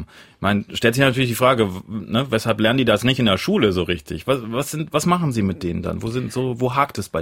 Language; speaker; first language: German; native; German